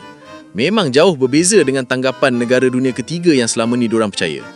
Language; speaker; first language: Malay; native; Malay